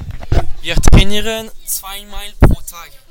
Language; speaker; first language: German; non-native, learner; French